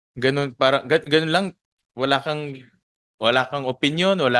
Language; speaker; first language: Filipino; native; Filipino